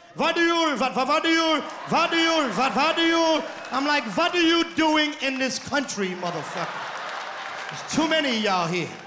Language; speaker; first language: English; native; English